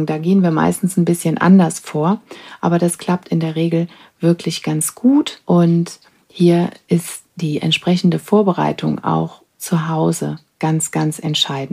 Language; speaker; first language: German; native; German